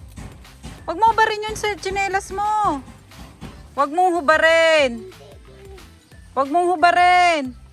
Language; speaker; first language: Filipino; native; Filipino